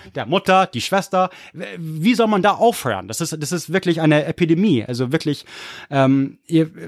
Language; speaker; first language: German; non-native, fluent; English